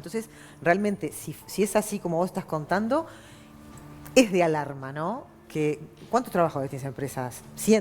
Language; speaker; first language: Spanish; native; Spanish